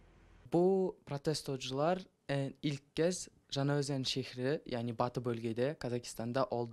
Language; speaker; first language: Turkish; non-native, learner; Kazakh